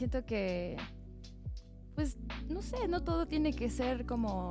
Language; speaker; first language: Spanish; native; Spanish